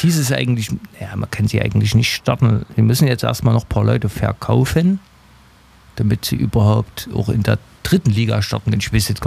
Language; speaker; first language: German; native; German